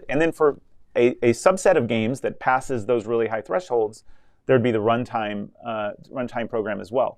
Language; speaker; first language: English; native; English